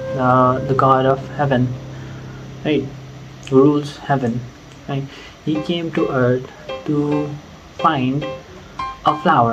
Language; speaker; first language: English; non-native, local second language; Nepali